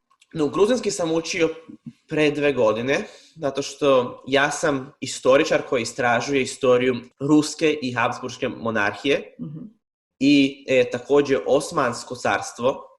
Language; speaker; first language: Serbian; non-native, fluent; Hebrew